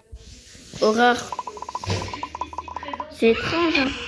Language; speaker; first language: French; native; French